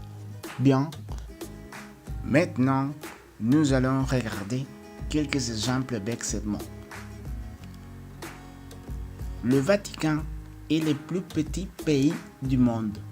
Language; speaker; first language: French; non-native, fluent; Spanish